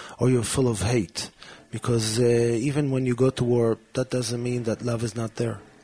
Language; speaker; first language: English; early bilingual, other home language; Hebrew